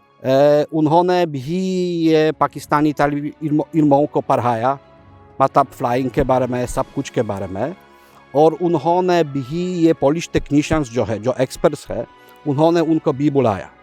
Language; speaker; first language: Hindi; non-native, fluent; Polish